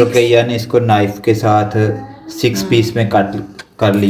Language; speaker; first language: Hindi; non-native, local second language; Punjabi